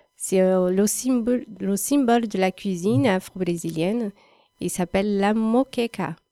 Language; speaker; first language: French; non-native, learner; Portuguese